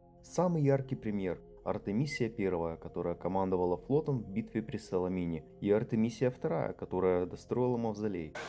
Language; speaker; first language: Russian; native; Russian